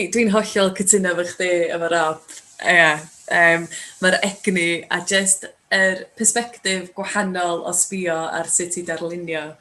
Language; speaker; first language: Welsh; native; Welsh